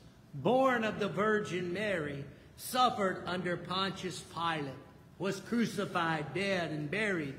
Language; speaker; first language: English; native; English